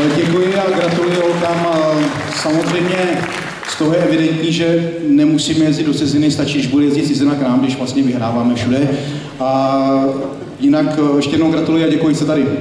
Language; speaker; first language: Czech; native; Czech